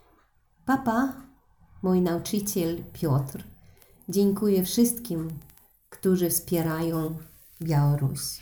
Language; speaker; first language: Polish; non-native, learner; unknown